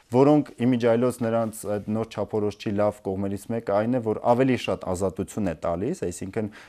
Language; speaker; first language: Armenian; native; Armenian